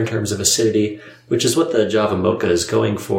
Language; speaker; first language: English; native; English